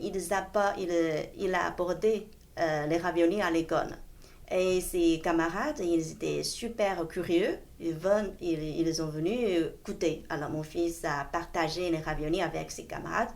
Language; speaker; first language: French; non-native, fluent; Chinese